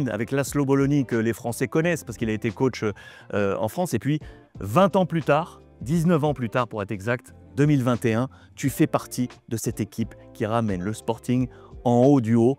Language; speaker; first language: French; native; French